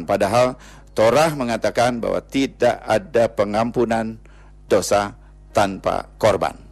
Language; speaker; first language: Indonesian; native; Indonesian